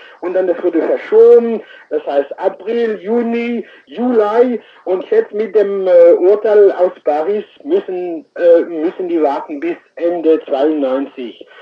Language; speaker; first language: German; non-native, fluent; French